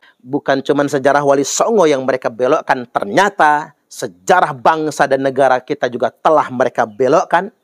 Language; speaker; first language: Indonesian; native; Indonesian